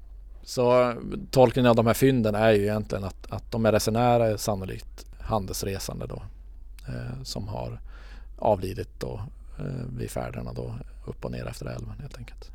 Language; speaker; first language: Swedish; native; Swedish